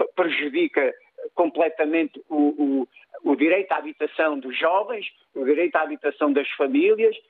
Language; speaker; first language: Portuguese; native; Portuguese